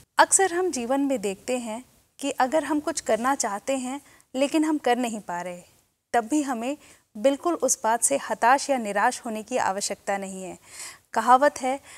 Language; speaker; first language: Hindi; native; Hindi